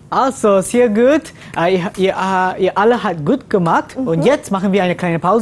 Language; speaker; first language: German; non-native, learner; Malay